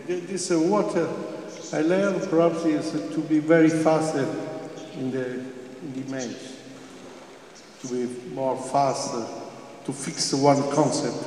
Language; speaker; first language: English; non-native, fluent; Italian